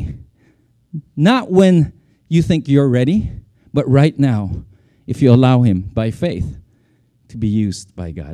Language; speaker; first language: English; non-native, local second language; Filipino